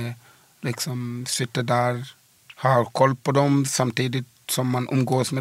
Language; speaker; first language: Swedish; early bilingual, other home language; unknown